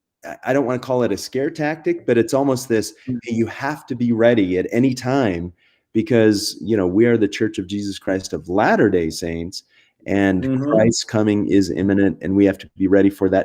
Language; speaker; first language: English; native; English